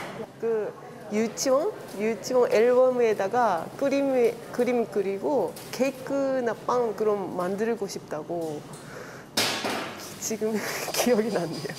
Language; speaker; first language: Korean; non-native, fluent; Japanese